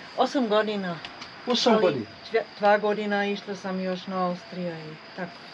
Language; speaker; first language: Bosnian; non-native, learner; German